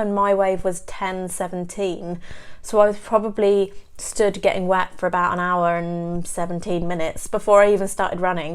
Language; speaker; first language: English; native; English